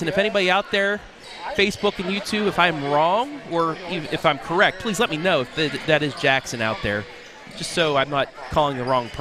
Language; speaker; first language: English; native; English